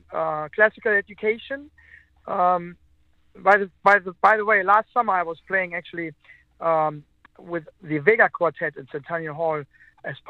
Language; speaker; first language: English; non-native, fluent; German